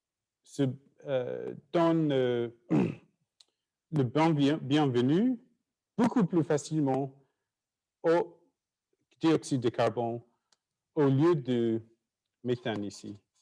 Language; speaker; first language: French; non-native, fluent; English